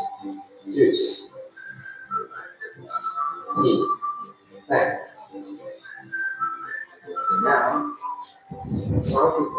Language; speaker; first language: English; non-native, fluent; Indonesian